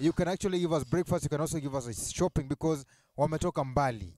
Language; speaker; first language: English; non-native, local second language; Luo (Kenya and Tanzania)